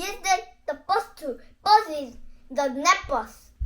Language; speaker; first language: English; non-native, learner; Korean